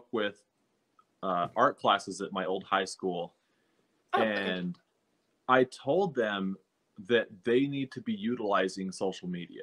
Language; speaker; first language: English; native; English